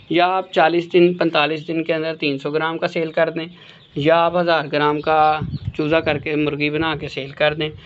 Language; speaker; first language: Urdu; native; Urdu